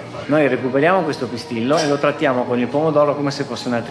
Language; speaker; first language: Italian; native; Italian